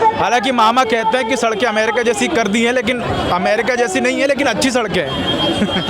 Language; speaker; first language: Hindi; native; Hindi